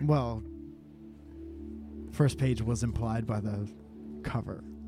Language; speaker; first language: English; native; English